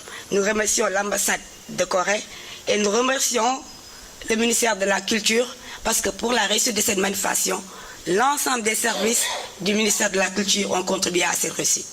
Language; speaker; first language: French; non-native, local second language; Wolof